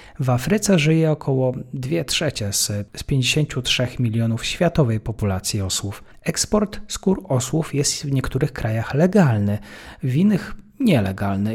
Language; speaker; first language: Polish; native; Polish